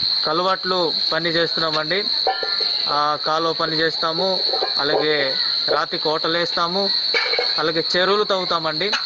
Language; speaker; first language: Telugu; native; Telugu